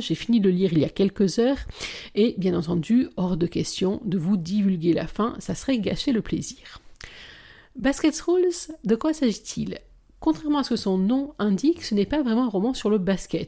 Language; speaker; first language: French; native; French